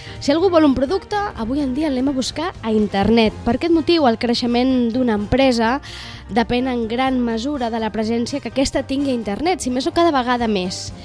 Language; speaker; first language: Catalan; native; Catalan